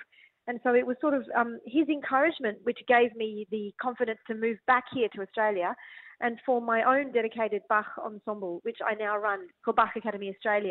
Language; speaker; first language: English; native; English